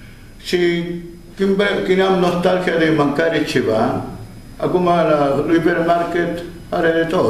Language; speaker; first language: Romanian; non-native, learner; Spanish